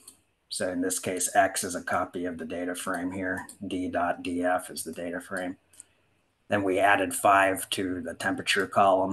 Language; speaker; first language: English; native; English